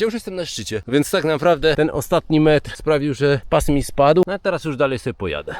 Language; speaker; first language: Polish; native; Polish